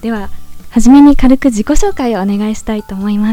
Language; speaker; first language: Japanese; native; Japanese